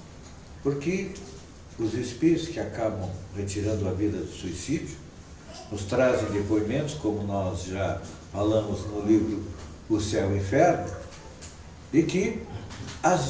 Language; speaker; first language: Portuguese; native; Portuguese